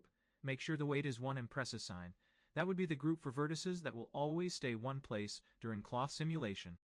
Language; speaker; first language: English; non-native, fluent; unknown